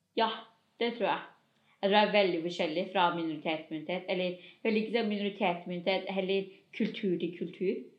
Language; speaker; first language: Norwegian; early bilingual, other home language; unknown